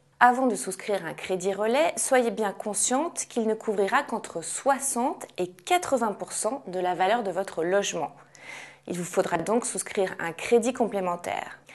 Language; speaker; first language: French; native; French